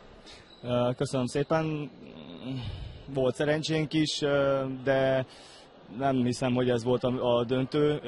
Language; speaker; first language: Hungarian; native; Hungarian